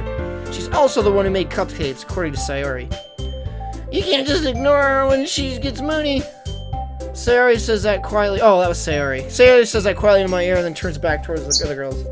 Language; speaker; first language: English; native; English